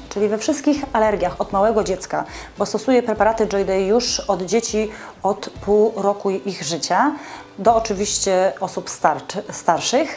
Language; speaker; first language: Polish; native; Polish